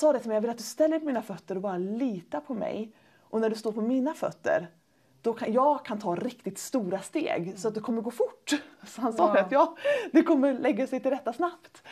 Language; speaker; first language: Swedish; native; Swedish